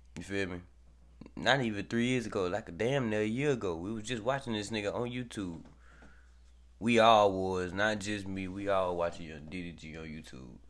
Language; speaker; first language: English; native; English